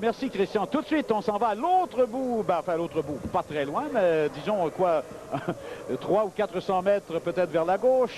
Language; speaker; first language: French; native; French